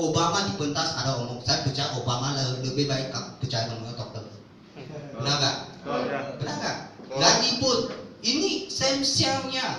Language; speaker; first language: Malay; non-native, local second language; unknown